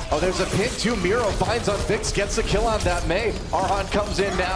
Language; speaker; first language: English; native; English